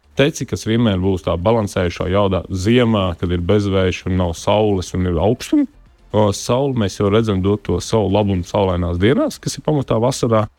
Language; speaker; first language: Latvian; native; Latvian